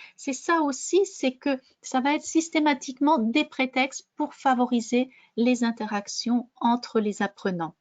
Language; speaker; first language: French; native; French